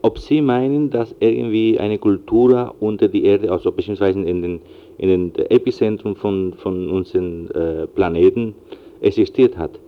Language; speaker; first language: German; non-native, fluent; Spanish